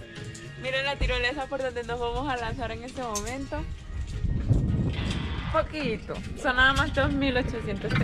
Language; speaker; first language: Spanish; native; Spanish